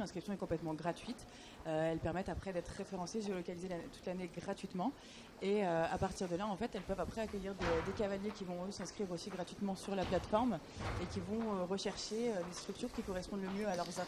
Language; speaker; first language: French; native; French